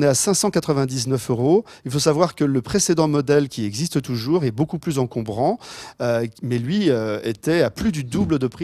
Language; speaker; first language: French; native; French